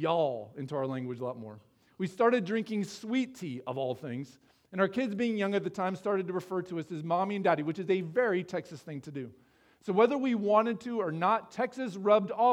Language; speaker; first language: English; native; English